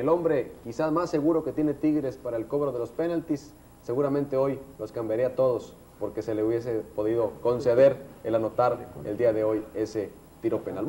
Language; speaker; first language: Spanish; native; Spanish